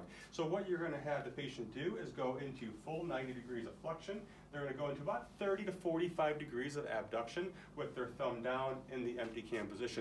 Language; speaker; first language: English; native; English